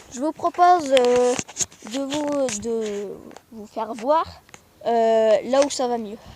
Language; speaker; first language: French; native; French